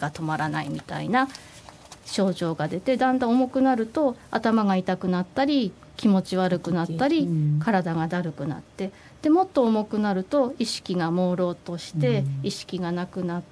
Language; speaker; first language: Japanese; native; Japanese